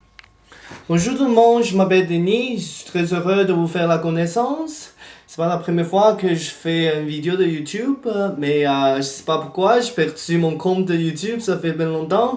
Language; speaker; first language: French; non-native, fluent; Chinese